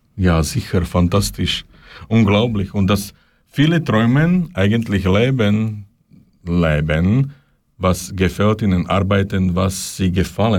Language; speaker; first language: German; non-native, learner; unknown